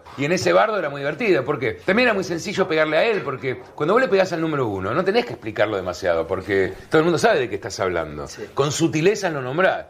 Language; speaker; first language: Spanish; native; Spanish